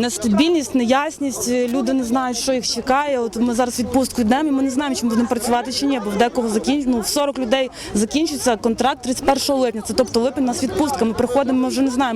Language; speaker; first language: Ukrainian; native; Ukrainian